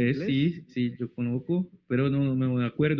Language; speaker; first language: Spanish; non-native, learner; Portuguese